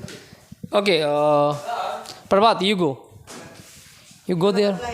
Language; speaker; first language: English; non-native, local second language; Hindi